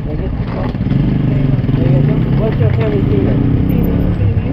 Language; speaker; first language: English; non-native, learner; Turkish